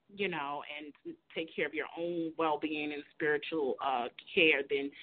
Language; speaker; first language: English; native; English